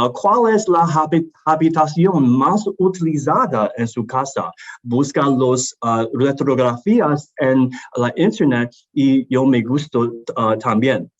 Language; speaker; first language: Spanish; non-native, learner; English